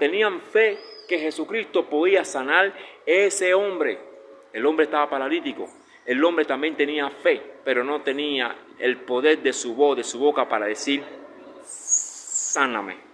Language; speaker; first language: Spanish; native; Spanish